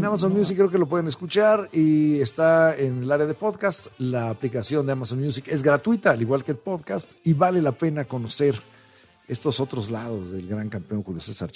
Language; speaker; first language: Spanish; native; Spanish